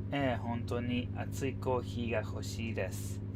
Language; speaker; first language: Japanese; non-native, learner; English